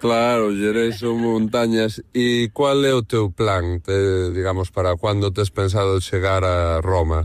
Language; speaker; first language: Portuguese; non-native, learner; Spanish